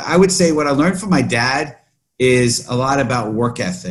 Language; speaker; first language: English; native; English